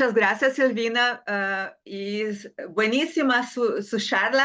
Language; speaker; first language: Spanish; non-native, learner; Portuguese